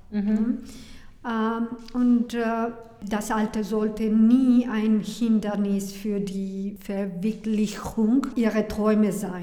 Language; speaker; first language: German; non-native, learner; Spanish